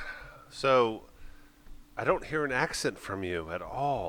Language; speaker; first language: English; native; English